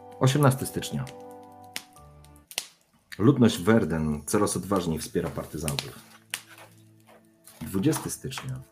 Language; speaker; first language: Polish; native; Polish